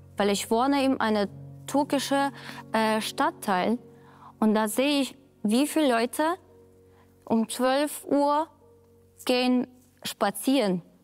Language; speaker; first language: German; non-native, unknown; Ukrainian